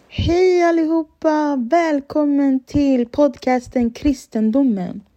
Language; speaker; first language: Swedish; early bilingual, other home language; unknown